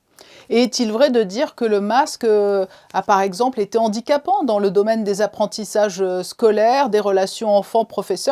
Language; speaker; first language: French; native; French